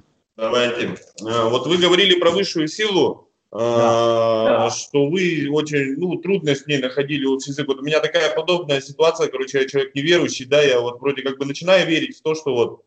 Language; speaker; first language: Russian; native; Russian